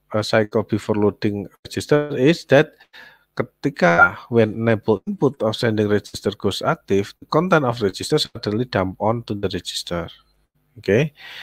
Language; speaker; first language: English; non-native, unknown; Indonesian